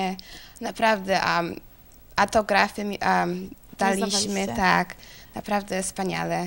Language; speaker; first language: Polish; early bilingual, heritage; Polish